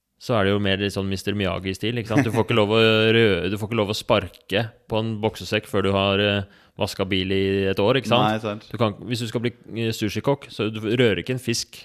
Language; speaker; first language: Norwegian; native; Norwegian